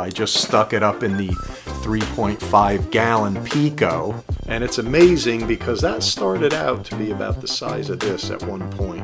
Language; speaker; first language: English; native; English